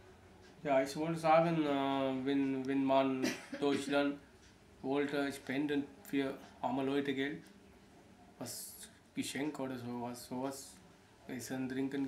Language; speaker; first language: German; non-native, learner; Sinhala